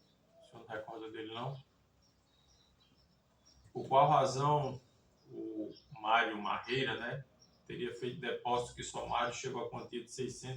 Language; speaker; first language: Portuguese; native; Portuguese